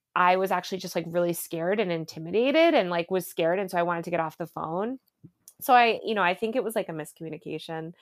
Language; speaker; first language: English; native; English